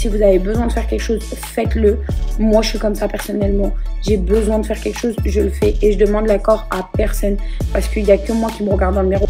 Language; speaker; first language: French; native; French